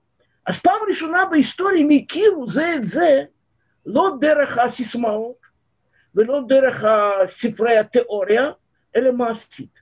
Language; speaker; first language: Hebrew; non-native, fluent; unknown